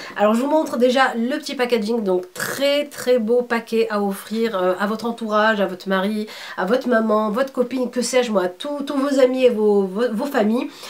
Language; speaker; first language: French; early bilingual, other home language; Arabic